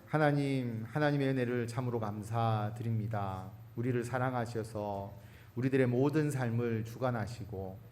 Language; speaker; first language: Korean; native; Korean